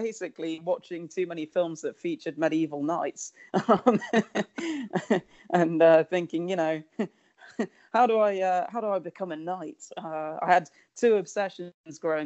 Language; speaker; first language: English; native; English